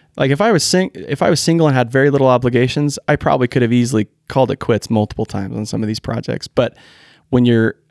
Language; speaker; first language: English; native; English